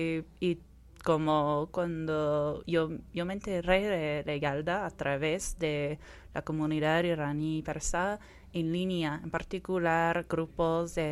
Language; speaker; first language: Spanish; non-native, fluent; English